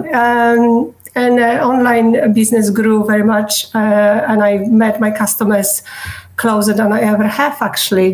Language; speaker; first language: English; non-native, fluent; Polish